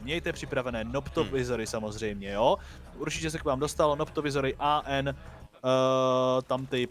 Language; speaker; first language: Czech; native; Czech